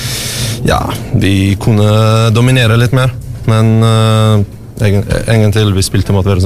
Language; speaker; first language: Norwegian; non-native, learner; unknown